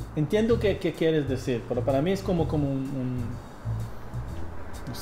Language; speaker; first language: Spanish; non-native, fluent; English